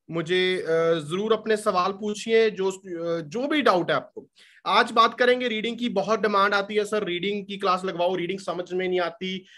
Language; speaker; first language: Hindi; non-native, local second language; Punjabi